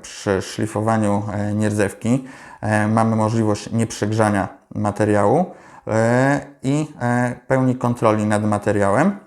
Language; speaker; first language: Polish; native; Polish